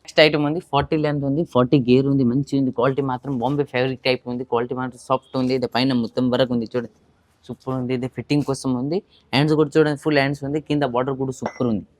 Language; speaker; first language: Telugu; non-native, local second language; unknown